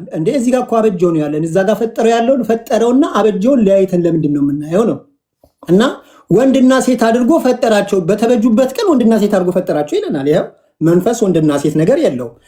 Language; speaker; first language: Amharic; native; Amharic